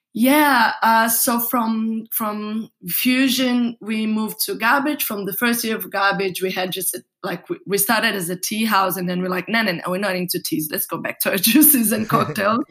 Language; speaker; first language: English; non-native, fluent; Portuguese